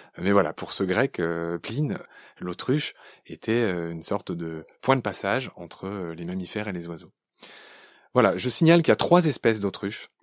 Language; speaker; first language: French; native; French